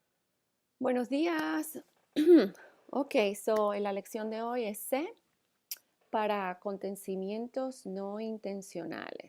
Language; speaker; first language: Spanish; native; Spanish